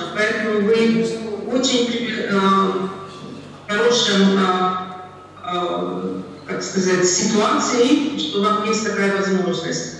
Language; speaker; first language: Russian; non-native, learner; Latvian